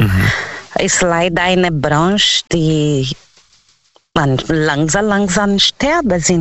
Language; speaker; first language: German; non-native, learner; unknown